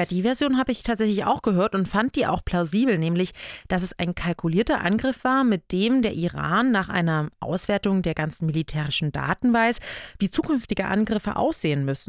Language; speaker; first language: German; native; German